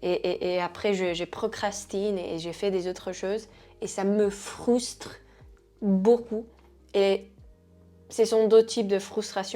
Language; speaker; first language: French; non-native, fluent; Spanish